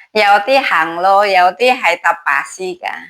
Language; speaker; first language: Cantonese; non-native, learner; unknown